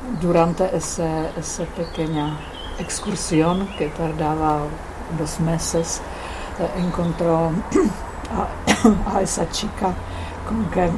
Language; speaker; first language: Spanish; non-native, fluent; Czech